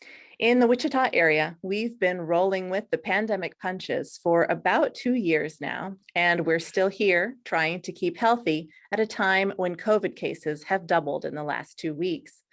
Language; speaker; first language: English; native; English